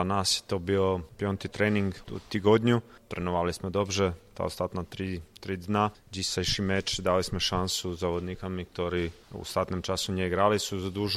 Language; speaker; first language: Polish; non-native, learner; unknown